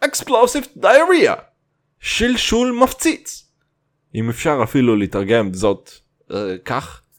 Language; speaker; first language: Hebrew; non-native, fluent; Russian